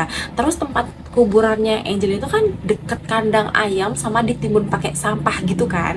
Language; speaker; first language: Indonesian; native; Indonesian